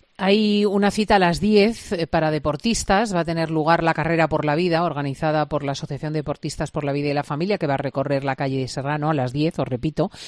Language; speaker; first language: Spanish; native; Spanish